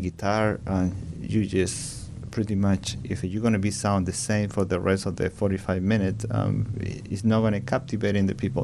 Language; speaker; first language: English; non-native, learner; Spanish